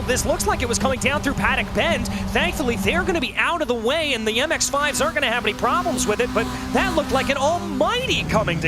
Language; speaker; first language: English; native; English